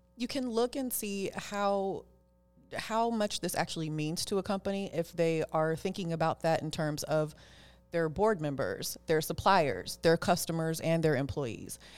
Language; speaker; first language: English; native; English